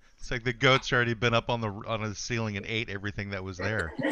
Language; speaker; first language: English; native; English